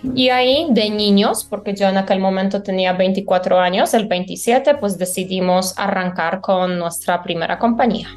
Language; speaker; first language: Spanish; non-native, fluent; Polish